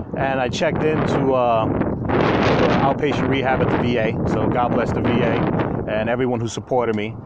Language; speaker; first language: English; native; English